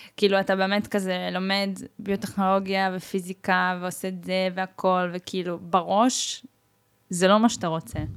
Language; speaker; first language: Hebrew; early bilingual, other home language; Russian